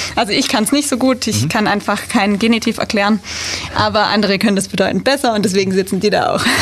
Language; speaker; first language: German; native; German